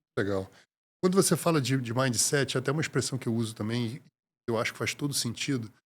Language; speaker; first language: Portuguese; native; Portuguese